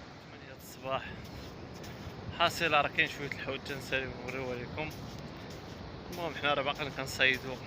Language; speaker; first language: Arabic; native; Arabic